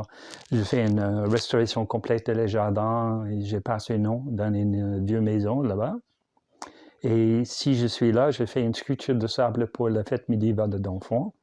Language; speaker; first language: French; non-native, learner; English